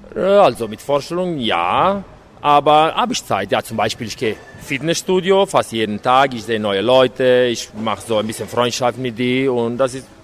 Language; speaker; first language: German; non-native, learner; Italian